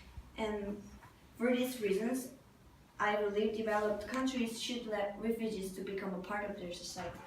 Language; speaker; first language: English; non-native, learner; Korean